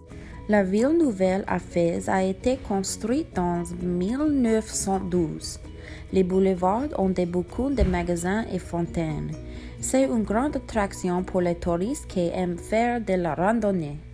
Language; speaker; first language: French; non-native, learner; English